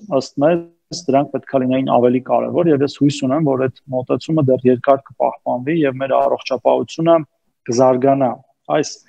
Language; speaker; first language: Armenian; native; Armenian